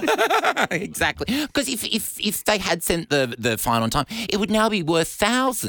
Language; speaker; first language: English; native; English